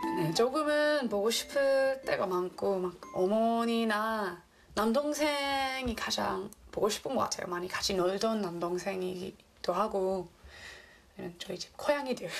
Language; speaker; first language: Korean; non-native, fluent; English